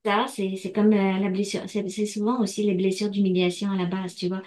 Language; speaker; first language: French; native; French